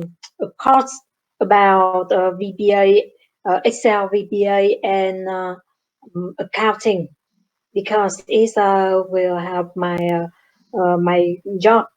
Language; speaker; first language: English; non-native, learner; Vietnamese